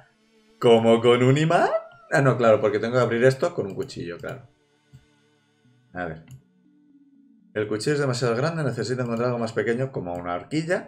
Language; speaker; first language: Spanish; native; Spanish